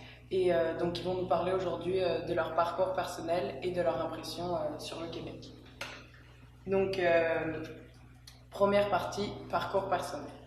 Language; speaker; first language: French; native; French